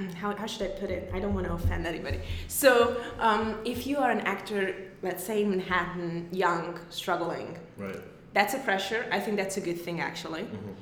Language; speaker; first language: English; non-native, fluent; Hungarian